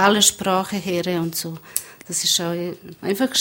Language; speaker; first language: German; non-native, learner; Bosnian